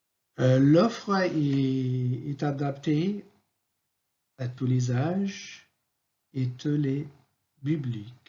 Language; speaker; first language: French; non-native, fluent; Arabic